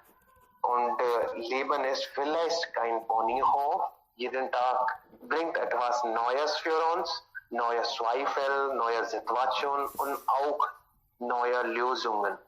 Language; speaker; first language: German; non-native, learner; Hindi